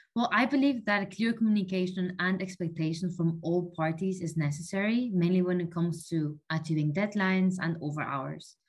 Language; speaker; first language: English; non-native, fluent; Spanish